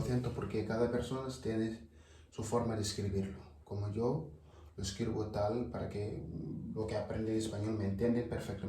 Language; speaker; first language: Spanish; non-native, learner; Wolof